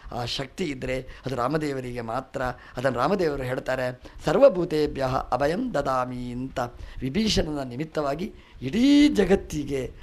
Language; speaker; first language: Kannada; non-native, local second language; Tulu